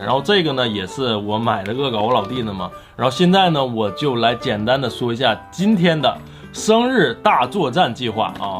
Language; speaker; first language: Chinese; native; Chinese